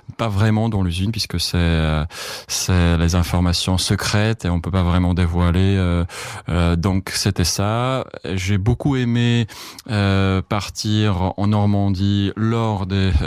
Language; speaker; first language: French; non-native, fluent; Czech